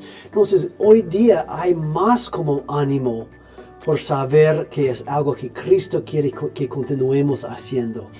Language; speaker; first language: Spanish; non-native, fluent; English